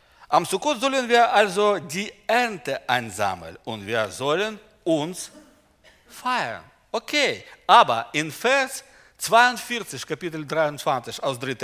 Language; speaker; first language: German; non-native, learner; Russian